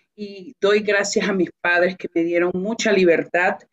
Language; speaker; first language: Spanish; native; Spanish